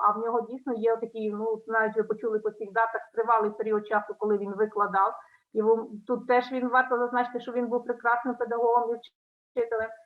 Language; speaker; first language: Ukrainian; native; Ukrainian